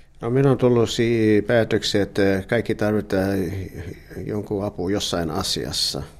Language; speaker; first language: Finnish; early bilingual, heritage; English